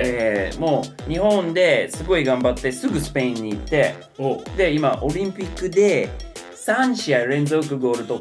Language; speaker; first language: Japanese; non-native, fluent; English